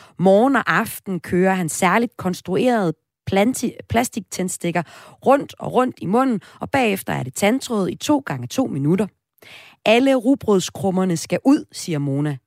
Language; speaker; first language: Danish; native; Danish